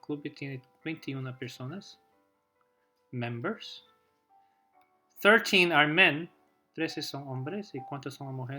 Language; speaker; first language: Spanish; non-native, fluent; English